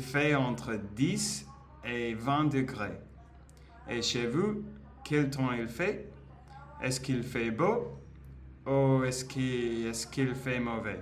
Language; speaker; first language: French; non-native, learner; Spanish